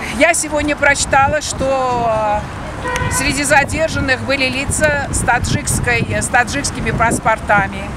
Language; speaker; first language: Russian; non-native, local second language; Armenian